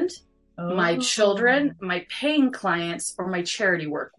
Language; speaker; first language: English; native; English